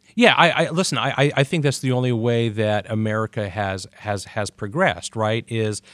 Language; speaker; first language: English; native; English